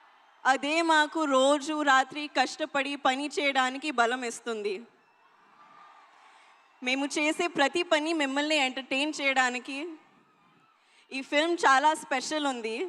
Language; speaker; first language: Telugu; non-native, learner; Hindi